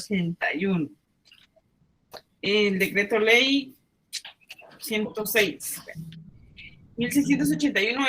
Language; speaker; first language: Spanish; native; Spanish